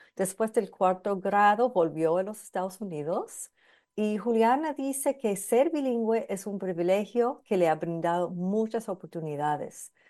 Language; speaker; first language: Spanish; non-native, fluent; English